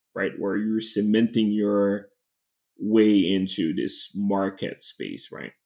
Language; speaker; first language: English; non-native, fluent; French